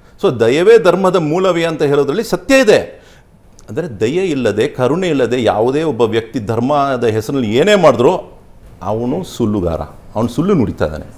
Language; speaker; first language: Kannada; non-native, local second language; Tamil